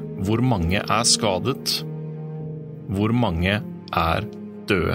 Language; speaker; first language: Norwegian; native; Norwegian